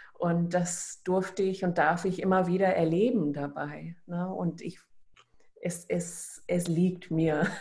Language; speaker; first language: German; non-native, fluent; English